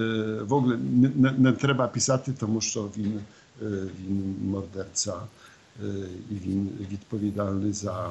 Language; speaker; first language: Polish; non-native, learner; Ukrainian